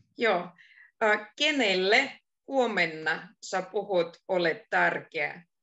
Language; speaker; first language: Finnish; non-native, fluent; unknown